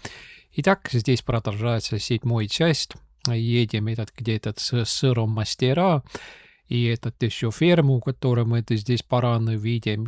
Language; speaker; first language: Russian; non-native, learner; Estonian